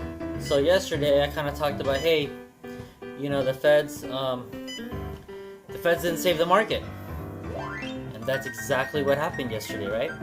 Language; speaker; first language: English; native; English